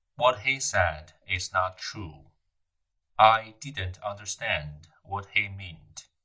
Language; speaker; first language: English; non-native, fluent; Chinese